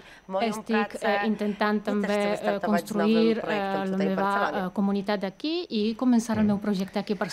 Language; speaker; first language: Catalan; non-native, learner; Polish